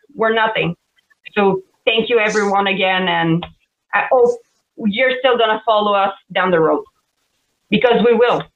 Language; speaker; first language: English; non-native, fluent; French